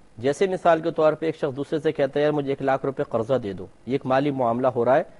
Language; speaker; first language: Urdu; native; Urdu